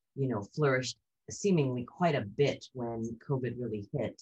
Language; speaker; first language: English; early bilingual, other home language; Hindi